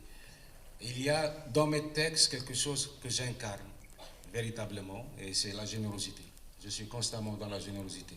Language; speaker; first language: French; non-native, local second language; Arabic